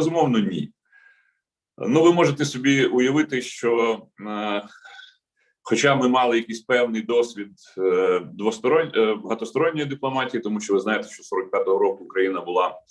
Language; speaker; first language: Ukrainian; native; Ukrainian